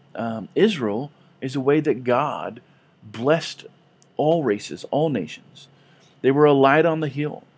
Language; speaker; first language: English; native; English